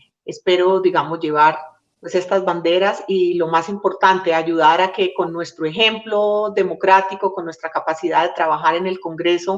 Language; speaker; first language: Spanish; native; Spanish